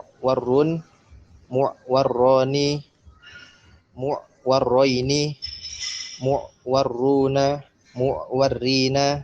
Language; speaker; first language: Arabic; non-native, learner; Indonesian